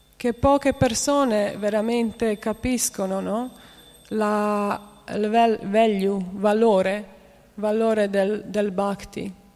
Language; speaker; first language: Italian; non-native, fluent; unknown